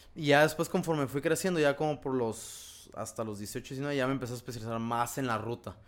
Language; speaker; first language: Spanish; native; Spanish